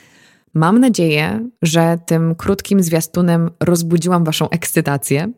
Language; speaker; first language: Polish; native; Polish